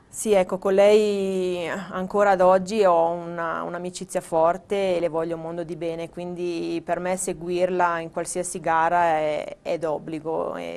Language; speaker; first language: Italian; native; Italian